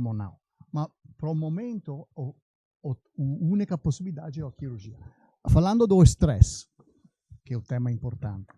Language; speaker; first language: Portuguese; non-native, fluent; Italian